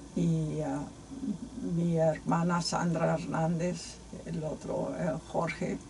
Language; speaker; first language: Spanish; native; Spanish